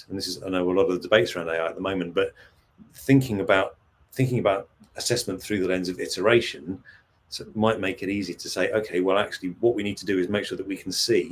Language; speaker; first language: English; native; English